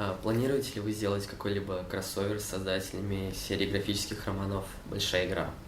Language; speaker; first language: Russian; native; Russian